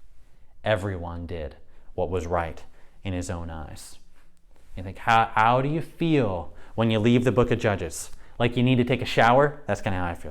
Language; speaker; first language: English; native; English